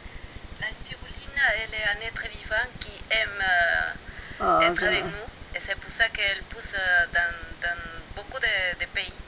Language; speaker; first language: French; non-native, fluent; Spanish